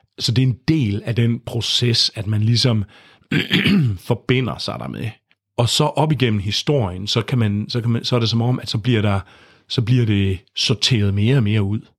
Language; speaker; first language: Danish; native; Danish